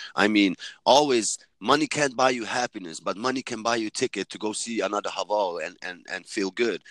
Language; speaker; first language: English; early bilingual, heritage; Swedish